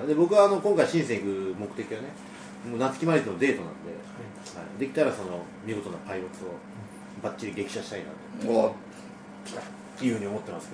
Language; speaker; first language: Japanese; native; Japanese